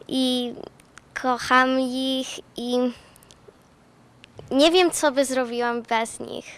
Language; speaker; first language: Polish; early bilingual, heritage; Polish